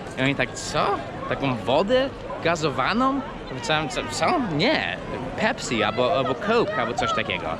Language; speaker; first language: Polish; non-native, fluent; English